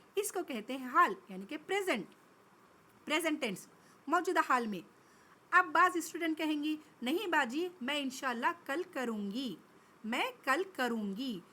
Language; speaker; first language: Urdu; native; Urdu